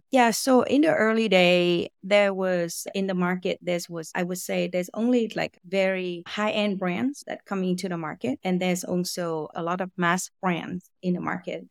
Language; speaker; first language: English; non-native, fluent; Vietnamese